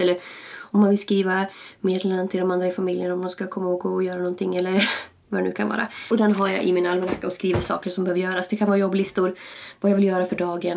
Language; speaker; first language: Swedish; native; Swedish